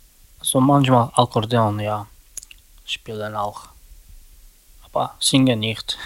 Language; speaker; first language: German; non-native, learner; Romany